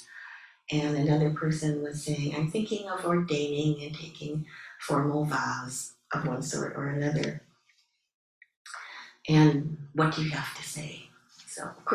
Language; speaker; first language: English; native; English